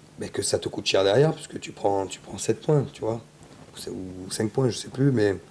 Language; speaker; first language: French; native; French